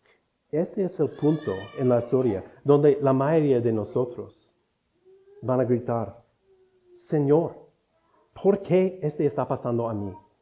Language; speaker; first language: Spanish; non-native, fluent; English